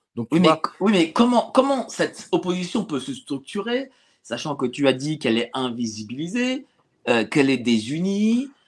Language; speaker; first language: French; native; French